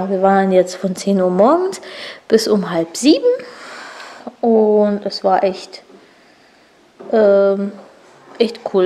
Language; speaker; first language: German; native; German